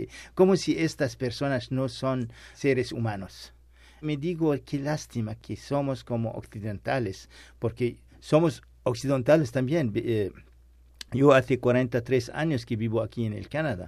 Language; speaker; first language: Spanish; non-native, learner; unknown